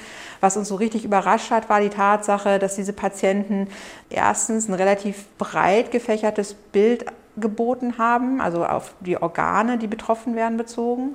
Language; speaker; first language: German; native; German